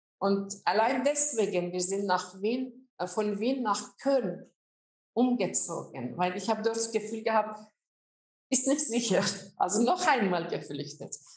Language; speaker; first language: German; non-native, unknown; Azerbaijani